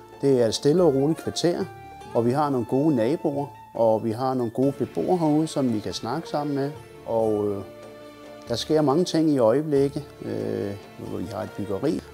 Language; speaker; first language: Danish; early bilingual, other home language; Turkish